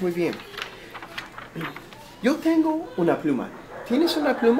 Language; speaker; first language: Spanish; non-native, fluent; English